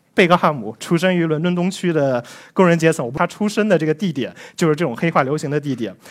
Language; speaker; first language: Chinese; native; Chinese